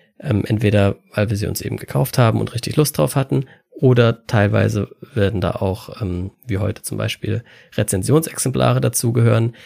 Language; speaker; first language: German; native; German